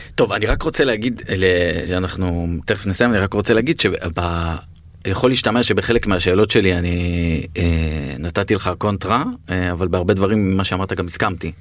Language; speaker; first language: Hebrew; native; Hebrew